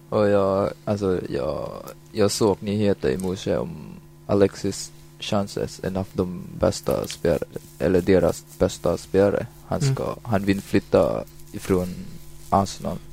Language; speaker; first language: Swedish; non-native, fluent; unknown